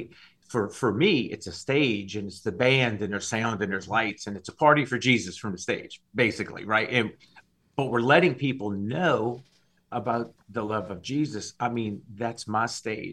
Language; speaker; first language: English; native; English